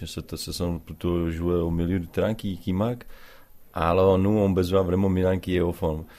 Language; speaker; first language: French; non-native, learner; Czech